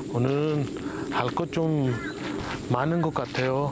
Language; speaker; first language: Korean; non-native, learner; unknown